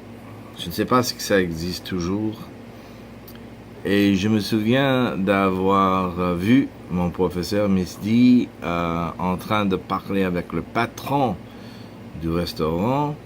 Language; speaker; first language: French; non-native, fluent; English